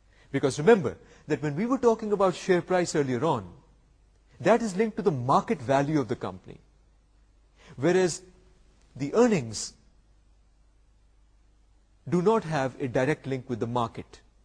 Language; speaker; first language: English; non-native, local second language; Urdu